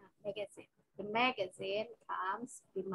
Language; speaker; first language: English; non-native, fluent; Indonesian